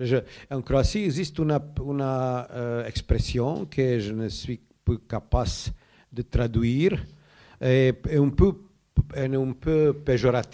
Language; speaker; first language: French; non-native, learner; Croatian